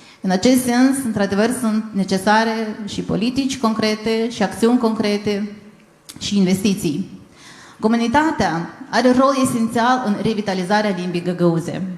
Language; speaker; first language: Romanian; non-native, local second language; Gagauz